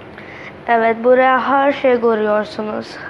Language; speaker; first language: Turkish; non-native, learner; Urdu